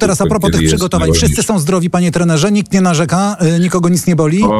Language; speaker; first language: Polish; native; Polish